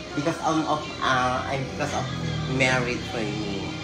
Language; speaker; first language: English; non-native, local second language; Filipino